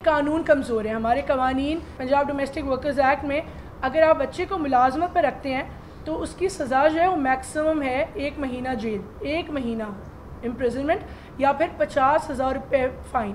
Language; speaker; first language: Urdu; native; Urdu